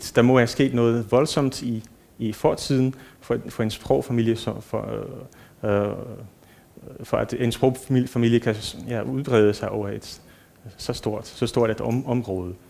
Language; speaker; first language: Danish; non-native, fluent; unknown